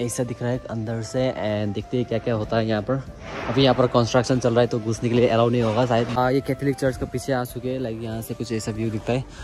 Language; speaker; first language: Hindi; non-native, local second language; Nepali